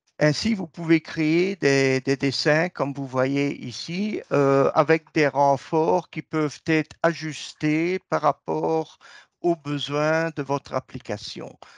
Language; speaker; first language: French; native; French